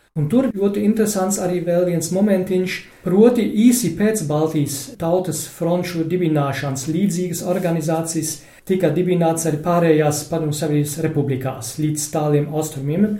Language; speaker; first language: Latvian; non-native, fluent; German